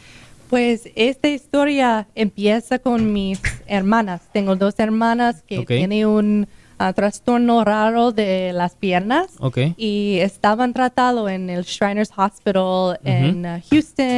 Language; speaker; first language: Spanish; non-native, learner; English